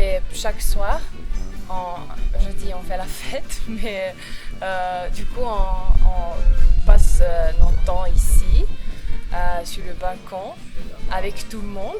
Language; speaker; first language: French; non-native, fluent; Serbian